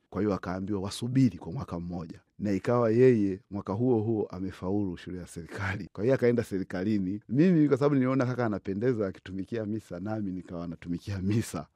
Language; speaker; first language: Swahili; native; Swahili